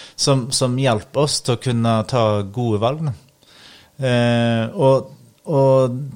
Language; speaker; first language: Norwegian; native; Norwegian